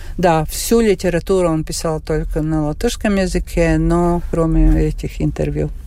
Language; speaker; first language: Russian; non-native, local second language; Latvian